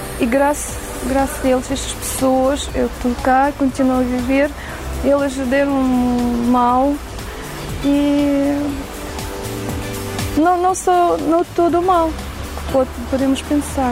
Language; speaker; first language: Portuguese; non-native, fluent; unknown